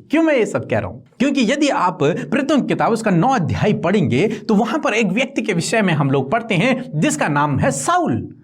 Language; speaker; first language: Hindi; native; Hindi